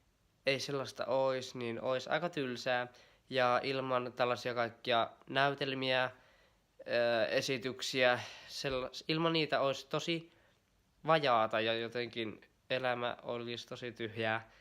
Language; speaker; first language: Finnish; native; Finnish